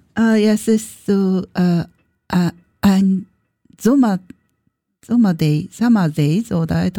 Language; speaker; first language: German; non-native, learner; Japanese